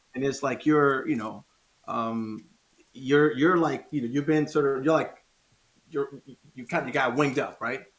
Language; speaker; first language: English; non-native, fluent; Spanish